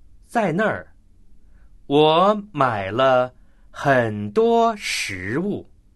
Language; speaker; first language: Chinese; non-native, learner; English